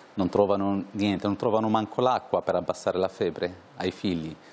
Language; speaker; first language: Italian; non-native, fluent; Arabic